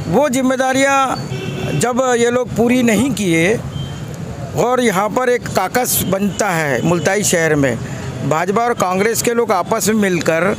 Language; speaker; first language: Hindi; native; Hindi